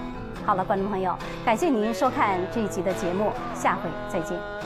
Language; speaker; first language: Chinese; native; Chinese